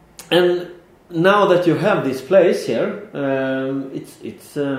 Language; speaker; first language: English; non-native, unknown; Swedish